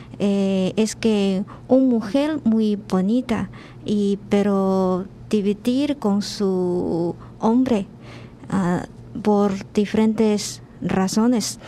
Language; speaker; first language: Spanish; non-native, learner; Chinese